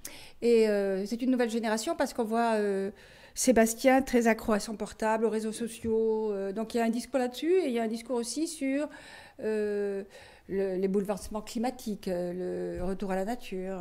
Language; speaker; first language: French; native; French